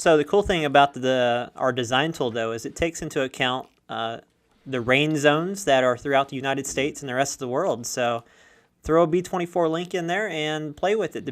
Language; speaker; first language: English; native; English